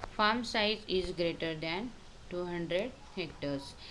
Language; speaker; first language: English; non-native, local second language; Hindi